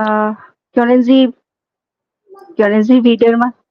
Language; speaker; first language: German; non-native, learner; Hindi